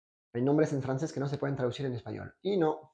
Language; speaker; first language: Spanish; non-native, fluent; French